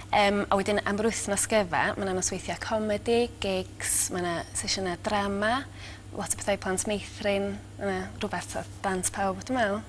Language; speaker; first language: Welsh; native; Welsh